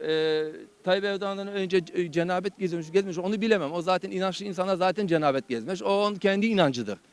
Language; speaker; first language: Turkish; early bilingual, heritage; Turkish